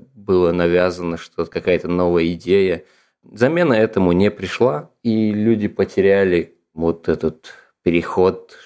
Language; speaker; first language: Russian; non-native, local second language; Ingush